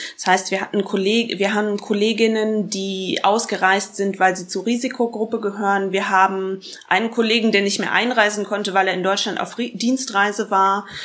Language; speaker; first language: German; native; German